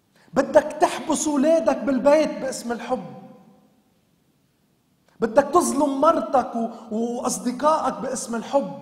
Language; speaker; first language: Arabic; native; Arabic